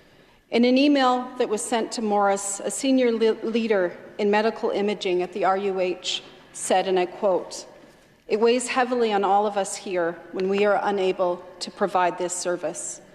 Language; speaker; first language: English; native; English